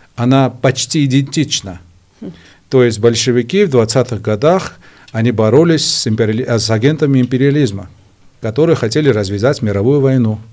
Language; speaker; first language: Russian; non-native, local second language; Georgian